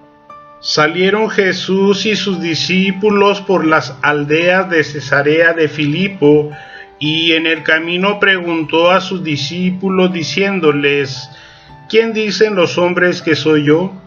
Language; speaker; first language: Spanish; native; Spanish